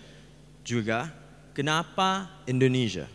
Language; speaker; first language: Indonesian; non-native, learner; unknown